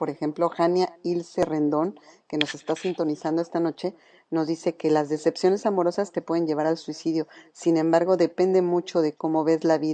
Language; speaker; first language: Spanish; native; Spanish